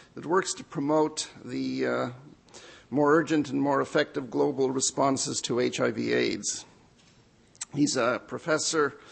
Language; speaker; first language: English; native; English